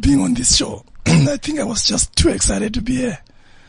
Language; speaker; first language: English; non-native, local second language; Shona